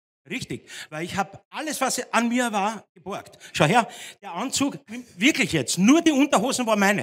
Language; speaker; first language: German; native; German